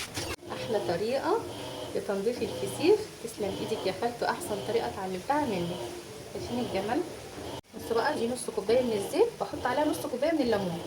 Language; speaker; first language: Arabic; native; Arabic